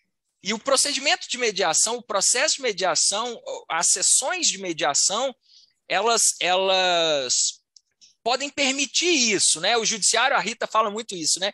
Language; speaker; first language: Portuguese; native; Portuguese